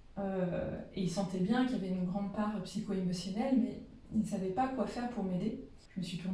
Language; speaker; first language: French; native; French